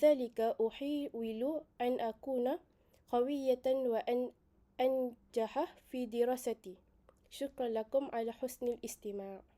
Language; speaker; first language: Arabic; non-native, learner; Malay